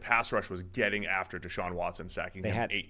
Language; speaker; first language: English; native; English